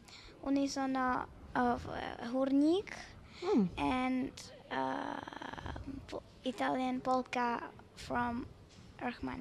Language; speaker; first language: English; non-native, learner; Czech